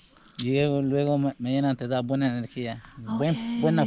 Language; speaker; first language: Spanish; non-native, local second language; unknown